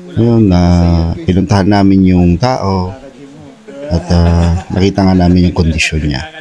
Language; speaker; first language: Filipino; native; Filipino